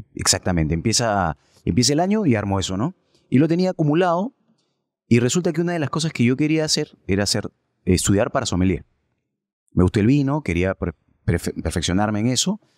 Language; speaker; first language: Spanish; native; Spanish